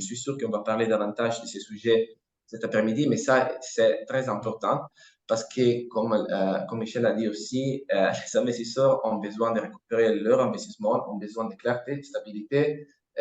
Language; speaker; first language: French; non-native, fluent; Italian